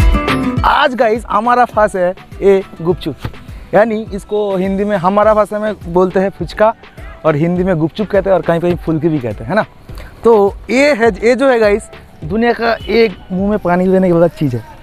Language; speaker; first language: Hindi; non-native, local second language; Bangla